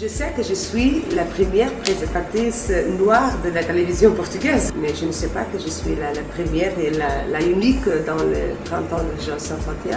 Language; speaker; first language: French; non-native, learner; Portuguese